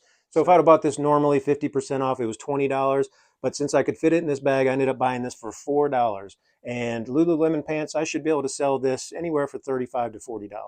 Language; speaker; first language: English; native; English